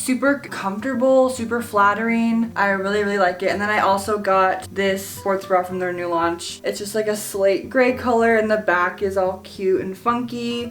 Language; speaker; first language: English; native; English